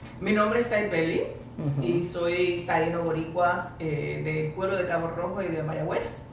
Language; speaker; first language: Spanish; native; Spanish